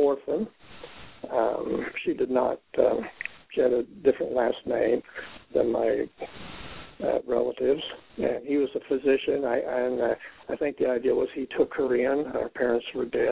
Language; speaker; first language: English; native; English